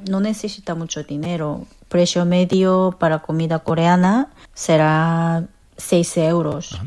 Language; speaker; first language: Spanish; non-native, learner; Korean